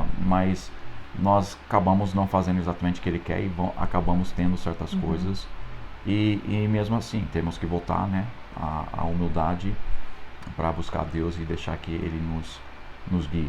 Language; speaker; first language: Portuguese; non-native, fluent; English